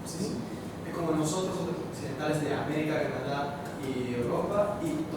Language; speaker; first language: Spanish; non-native, learner; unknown